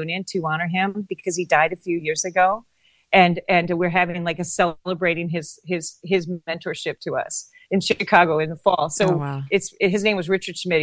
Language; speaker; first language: English; native; English